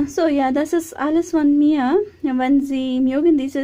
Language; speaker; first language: German; non-native, learner; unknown